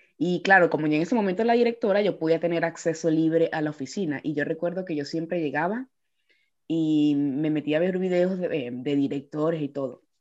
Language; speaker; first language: Spanish; native; Spanish